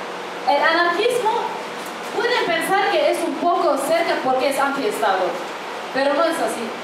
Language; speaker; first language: Spanish; non-native, fluent; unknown